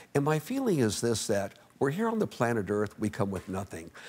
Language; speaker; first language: English; native; English